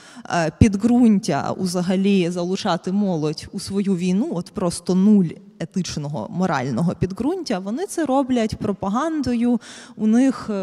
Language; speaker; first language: Ukrainian; native; Ukrainian